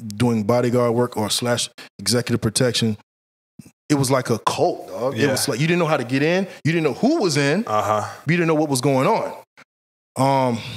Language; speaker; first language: English; native; English